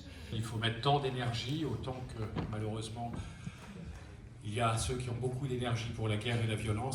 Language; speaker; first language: French; native; French